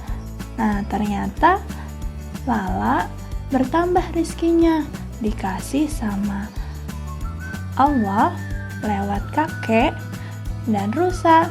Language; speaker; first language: Indonesian; native; Indonesian